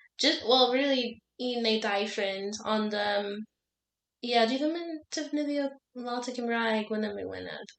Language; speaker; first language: Welsh; non-native, learner; English